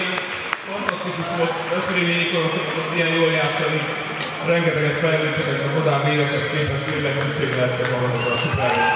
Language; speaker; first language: Hungarian; native; Hungarian